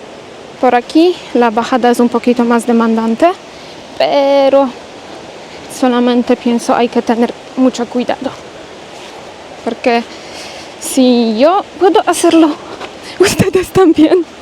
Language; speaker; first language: Spanish; non-native, learner; Polish